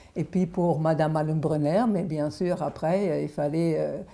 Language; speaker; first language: French; non-native, fluent; German